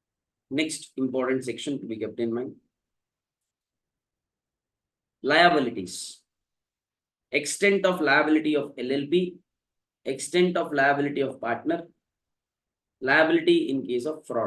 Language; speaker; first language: English; non-native, local second language; Kannada